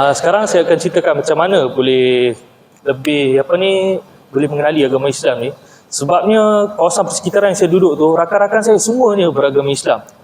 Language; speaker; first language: Malay; native; Malay